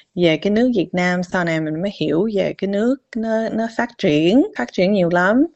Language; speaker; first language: Vietnamese; early bilingual, heritage; Vietnamese